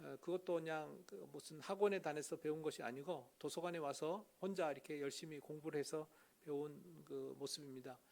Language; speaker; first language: Korean; native; Korean